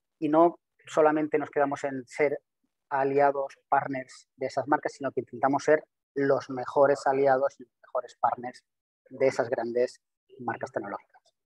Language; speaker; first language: Spanish; non-native, local second language; Catalan